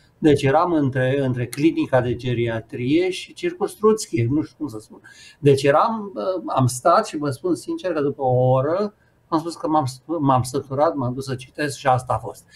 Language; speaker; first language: Romanian; native; Romanian